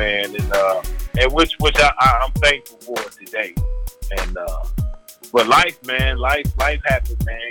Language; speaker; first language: English; native; English